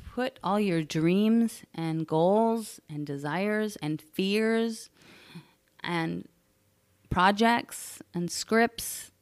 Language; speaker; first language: English; native; English